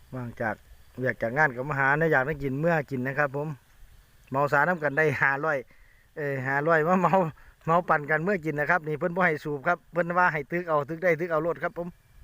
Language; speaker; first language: Thai; native; Thai